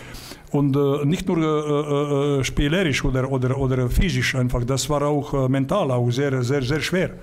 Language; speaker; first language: German; non-native, learner; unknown